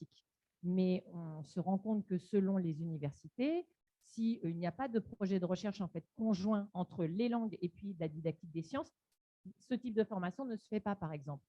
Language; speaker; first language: French; native; French